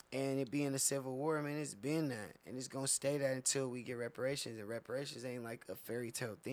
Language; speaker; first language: English; native; English